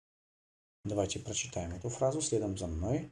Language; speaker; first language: Russian; native; Russian